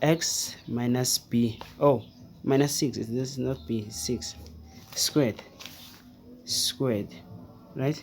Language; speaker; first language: English; non-native, fluent; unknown